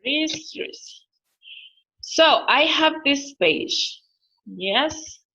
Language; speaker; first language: English; non-native, learner; Spanish